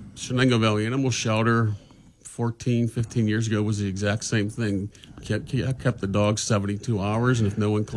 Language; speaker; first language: English; native; English